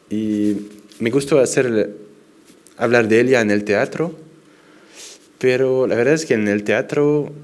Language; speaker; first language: Spanish; non-native, fluent; French